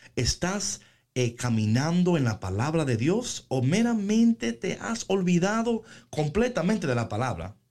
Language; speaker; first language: Spanish; native; Spanish